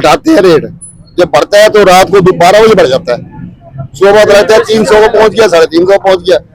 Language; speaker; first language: Urdu; non-native, local second language; Punjabi